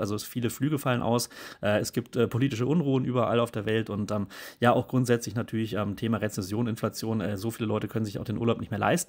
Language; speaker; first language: German; native; German